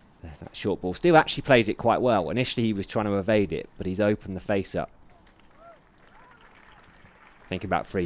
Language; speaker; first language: English; native; English